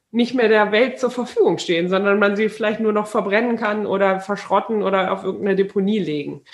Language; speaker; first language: German; native; German